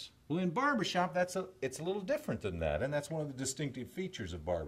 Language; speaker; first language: English; native; English